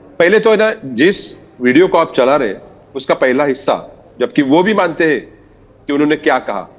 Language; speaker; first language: Hindi; non-native, local second language; Marathi